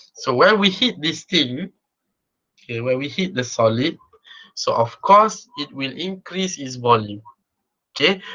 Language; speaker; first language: English; non-native, local second language; Malay